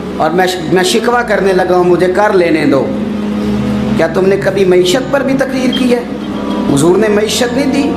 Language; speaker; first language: Urdu; non-native, local second language; Punjabi